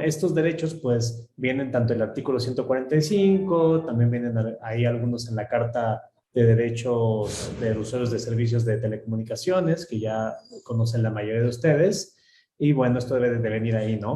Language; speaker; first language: Spanish; native; Spanish